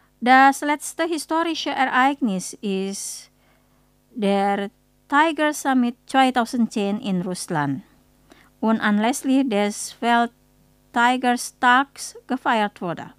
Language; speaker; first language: German; non-native, fluent; Indonesian